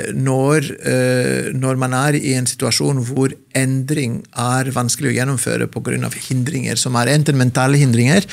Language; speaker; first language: Norwegian; non-native, fluent; Greek